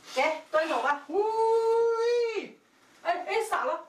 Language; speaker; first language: Chinese; native; Chinese